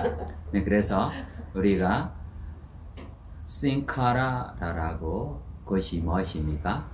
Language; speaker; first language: Korean; non-native, learner; Burmese